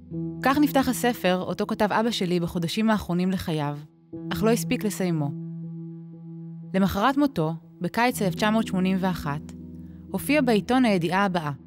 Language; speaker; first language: Hebrew; native; Hebrew